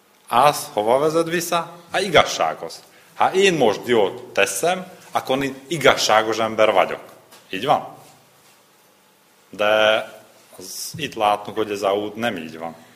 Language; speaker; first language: Hungarian; non-native, learner; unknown